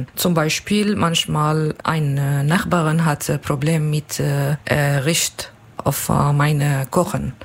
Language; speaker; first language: German; non-native, learner; Kurdish